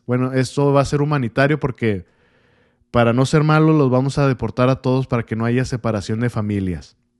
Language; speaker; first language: Spanish; native; Spanish